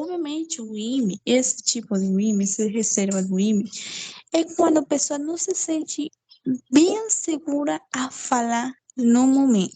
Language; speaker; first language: Portuguese; non-native, fluent; Spanish